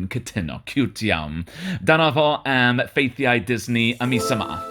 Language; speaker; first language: Welsh; non-native, learner; English